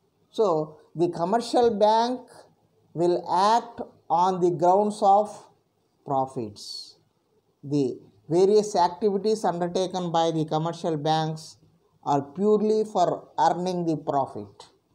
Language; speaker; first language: English; non-native, local second language; Telugu